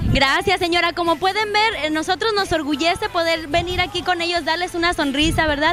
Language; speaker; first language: Spanish; native; Spanish